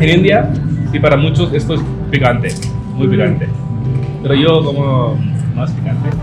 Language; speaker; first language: Spanish; non-native, learner; Hindi